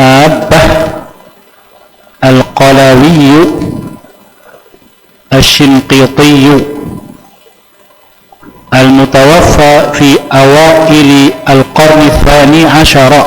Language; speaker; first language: Arabic; non-native, fluent; Indonesian